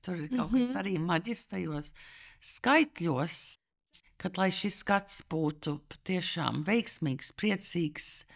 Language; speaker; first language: Latvian; early bilingual, heritage; Latvian